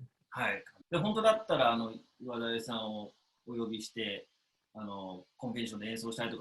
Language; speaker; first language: Japanese; native; Japanese